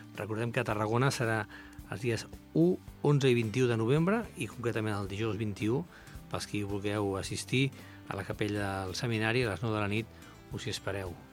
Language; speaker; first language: Catalan; native; Catalan